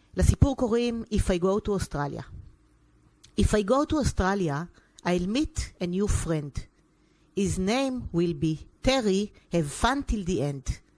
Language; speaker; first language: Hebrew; native; Hebrew